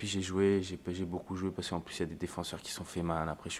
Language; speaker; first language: French; native; French